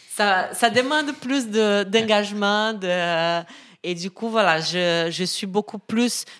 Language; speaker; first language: French; non-native, fluent; Portuguese